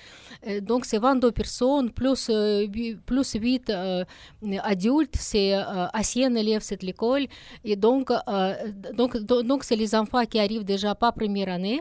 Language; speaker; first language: French; non-native, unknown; Russian